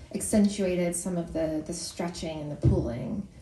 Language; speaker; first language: English; native; English